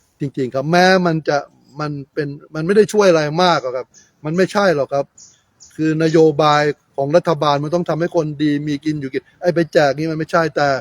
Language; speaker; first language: Thai; native; Thai